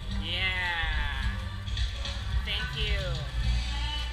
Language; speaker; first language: English; non-native, learner; Thai